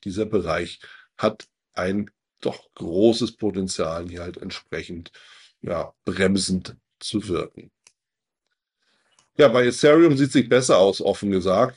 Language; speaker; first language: German; native; German